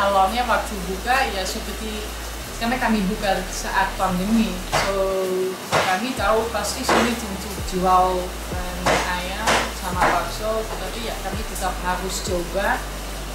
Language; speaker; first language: Indonesian; non-native, fluent; Dutch